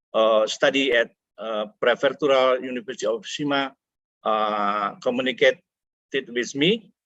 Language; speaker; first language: English; non-native, fluent; Indonesian